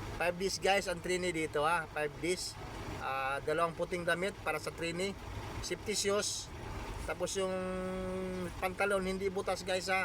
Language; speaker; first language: Filipino; native; Filipino